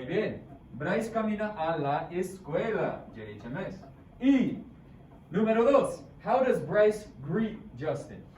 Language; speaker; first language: Spanish; non-native, fluent; English